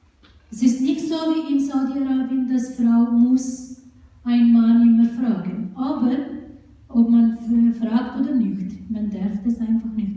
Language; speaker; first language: German; non-native, fluent; Urdu